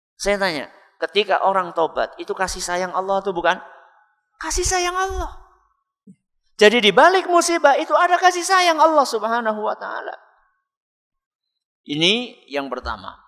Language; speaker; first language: Indonesian; non-native, local second language; Javanese